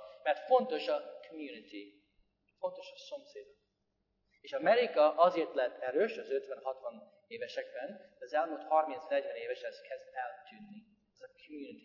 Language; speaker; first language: Hungarian; non-native, fluent; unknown